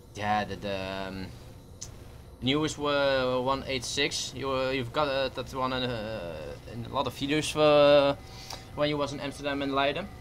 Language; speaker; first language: English; non-native, fluent; Dutch